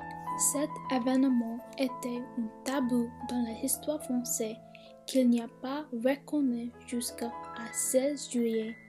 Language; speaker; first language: French; non-native, learner; English